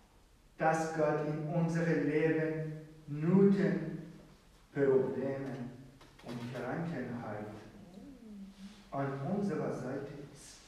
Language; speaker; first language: German; non-native, fluent; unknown